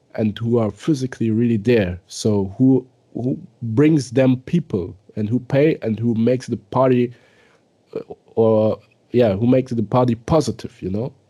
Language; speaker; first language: English; early bilingual, other home language; German